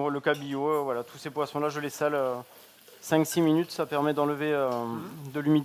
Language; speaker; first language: French; native; French